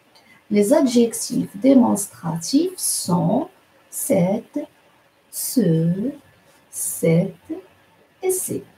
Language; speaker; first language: French; non-native, local second language; Arabic